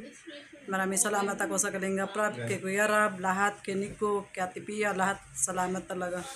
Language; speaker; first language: Filipino; non-native, learner; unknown